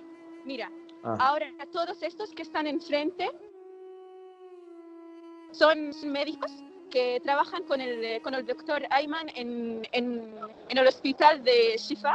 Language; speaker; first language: Spanish; non-native, fluent; Arabic